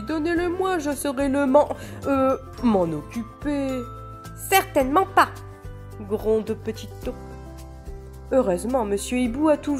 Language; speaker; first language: French; native; French